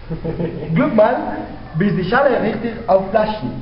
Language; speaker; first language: German; non-native, learner; Spanish